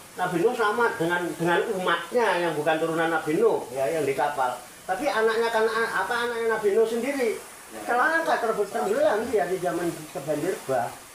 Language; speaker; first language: Indonesian; non-native, local second language; Javanese